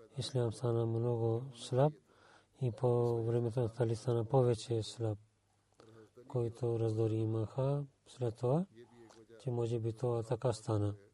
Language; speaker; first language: Bulgarian; non-native, learner; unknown